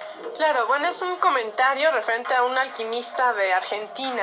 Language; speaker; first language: Spanish; native; Spanish